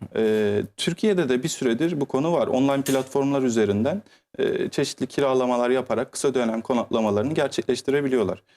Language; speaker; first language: Turkish; native; Turkish